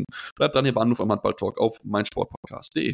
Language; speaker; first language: German; native; German